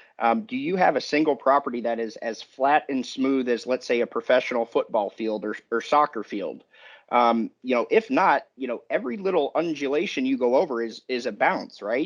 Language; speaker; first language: English; native; English